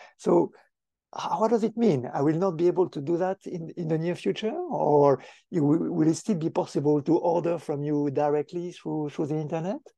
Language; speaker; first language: English; non-native, fluent; French